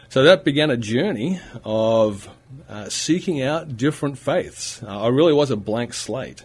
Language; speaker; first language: English; native; English